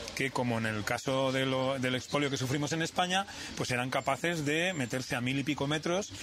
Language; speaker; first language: Spanish; native; Spanish